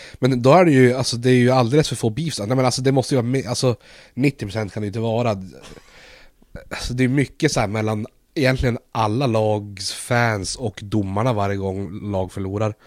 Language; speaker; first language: Swedish; native; Swedish